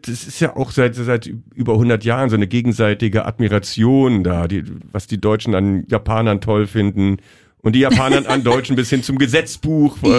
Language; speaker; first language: German; native; German